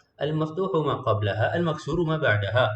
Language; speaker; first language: Arabic; non-native, fluent; Malay